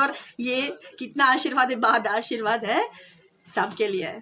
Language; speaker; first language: Hindi; non-native, learner; French